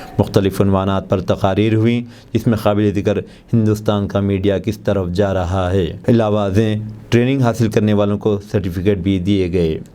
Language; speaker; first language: Urdu; native; Urdu